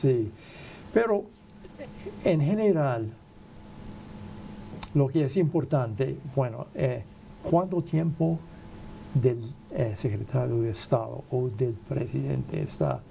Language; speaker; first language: Spanish; non-native, fluent; English